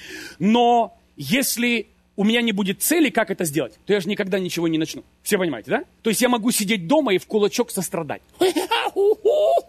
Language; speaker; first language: Russian; native; Russian